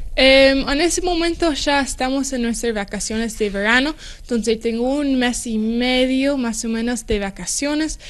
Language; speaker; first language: Spanish; non-native, learner; English